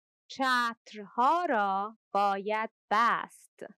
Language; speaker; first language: Persian; native; Persian